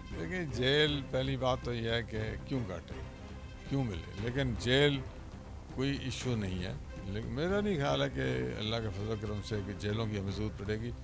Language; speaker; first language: Urdu; non-native, local second language; Punjabi